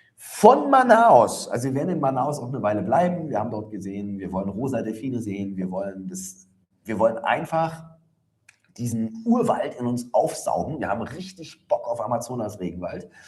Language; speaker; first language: German; native; German